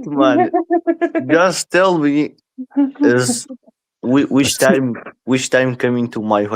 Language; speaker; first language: English; non-native, learner; Persian